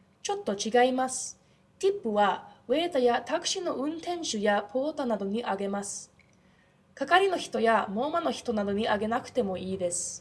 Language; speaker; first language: Japanese; non-native, learner; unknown